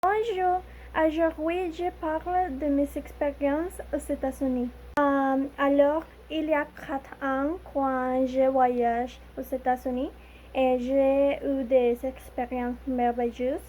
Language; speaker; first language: French; non-native, learner; Spanish